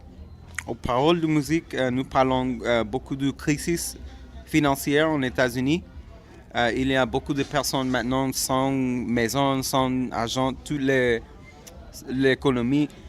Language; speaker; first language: French; non-native, fluent; English